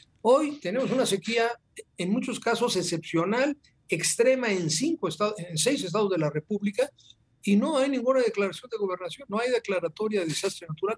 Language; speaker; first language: Spanish; native; Spanish